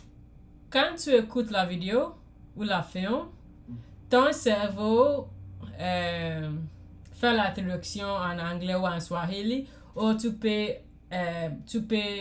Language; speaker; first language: French; non-native, learner; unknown